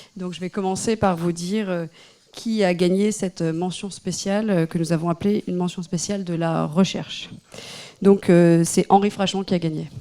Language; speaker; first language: French; native; French